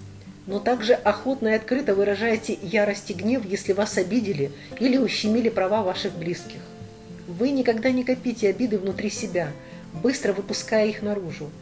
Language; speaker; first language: Russian; native; Russian